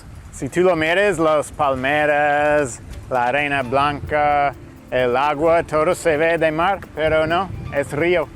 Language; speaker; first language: Spanish; non-native, fluent; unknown